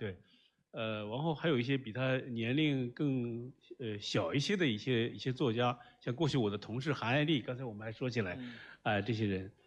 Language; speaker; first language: Chinese; native; Chinese